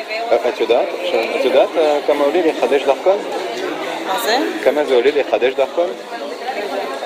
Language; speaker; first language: Hebrew; non-native, fluent; French